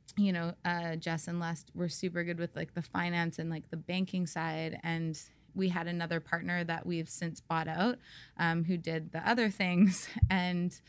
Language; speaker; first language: English; native; English